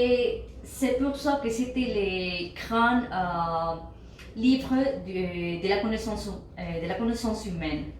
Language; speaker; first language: French; non-native, learner; Spanish